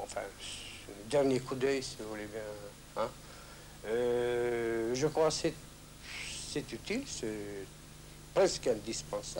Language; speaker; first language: French; non-native, fluent; Hungarian